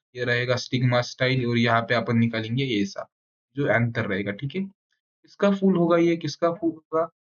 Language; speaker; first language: Hindi; non-native, local second language; Marathi